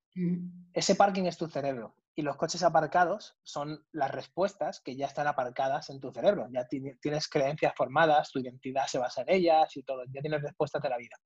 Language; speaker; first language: Spanish; native; Spanish